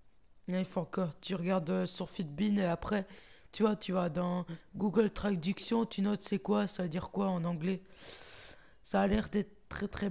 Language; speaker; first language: French; native; French